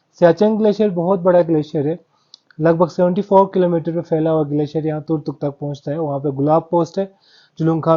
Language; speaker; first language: Hindi; non-native, local second language; Balti